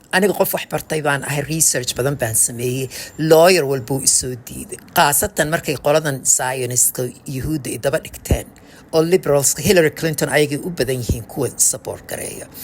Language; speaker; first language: Somali; early bilingual, heritage; Somali